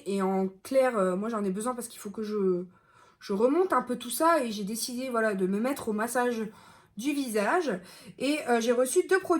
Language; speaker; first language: French; native; French